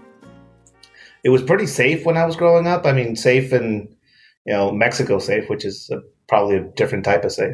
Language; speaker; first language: English; non-native, fluent; Spanish